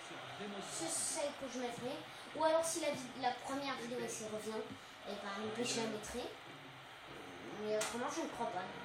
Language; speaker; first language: French; native; French